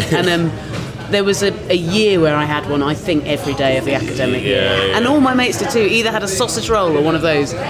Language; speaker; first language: English; native; English